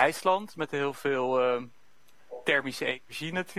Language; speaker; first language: Dutch; native; Dutch